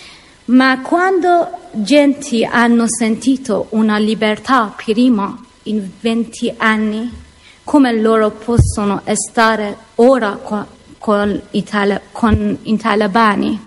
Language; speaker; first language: Italian; non-native, learner; Persian